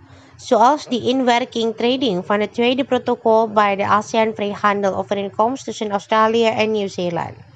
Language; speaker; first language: Dutch; non-native, fluent; Indonesian